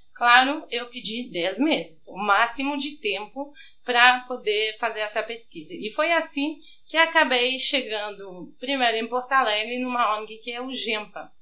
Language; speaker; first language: Portuguese; early bilingual, heritage; Portuguese